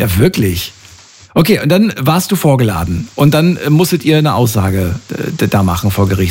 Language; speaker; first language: German; native; German